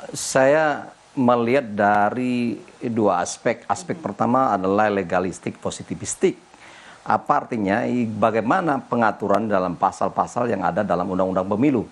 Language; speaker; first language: Indonesian; native; Indonesian